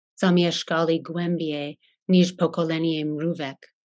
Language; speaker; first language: Polish; non-native, fluent; English